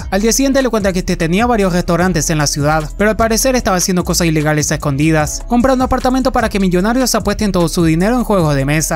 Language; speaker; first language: Spanish; native; Spanish